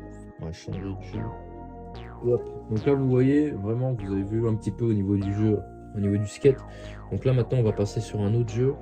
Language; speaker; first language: French; native; French